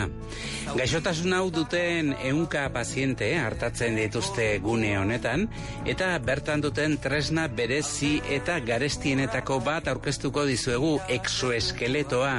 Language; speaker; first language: Basque; native; Basque